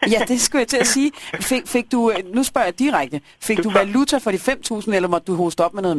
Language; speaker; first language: Danish; native; Danish